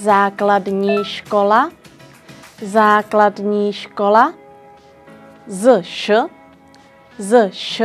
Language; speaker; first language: Czech; non-native, fluent; Vietnamese